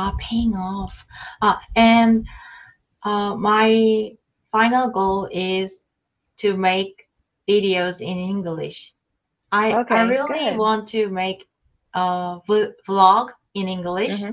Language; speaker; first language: English; non-native, learner; Korean